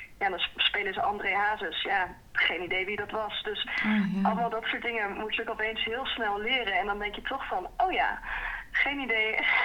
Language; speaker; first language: Dutch; early bilingual, heritage; Dutch